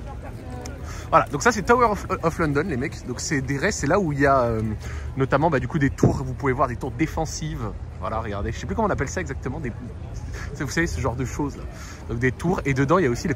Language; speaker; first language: French; native; French